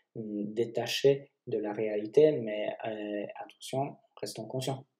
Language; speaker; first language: French; non-native, fluent; Polish